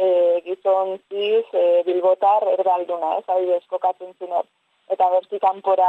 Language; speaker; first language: Basque; native; Basque